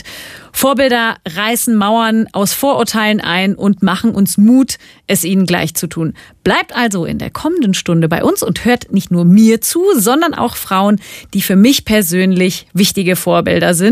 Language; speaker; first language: German; native; German